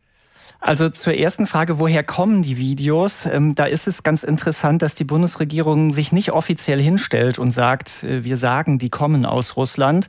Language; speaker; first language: German; native; German